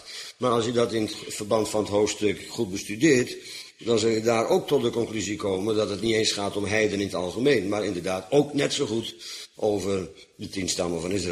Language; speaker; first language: Dutch; native; Dutch